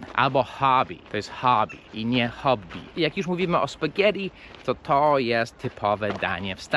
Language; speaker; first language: Polish; early bilingual, heritage; Polish